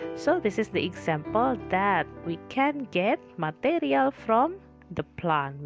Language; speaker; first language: English; non-native, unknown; Indonesian